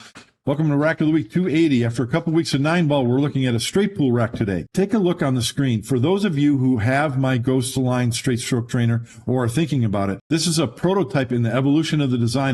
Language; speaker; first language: English; native; English